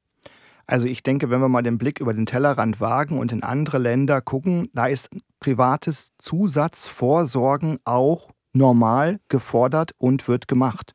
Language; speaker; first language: German; native; German